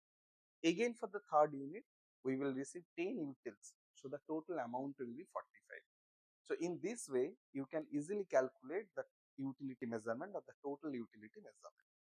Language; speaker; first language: English; non-native, local second language; Bangla